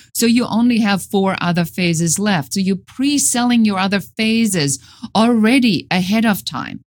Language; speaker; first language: English; non-native, fluent; German